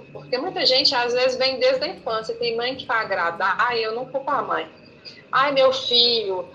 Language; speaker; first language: Portuguese; native; Portuguese